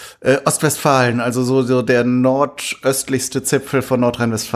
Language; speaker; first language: German; native; German